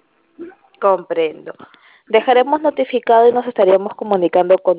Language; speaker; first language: Spanish; native; Spanish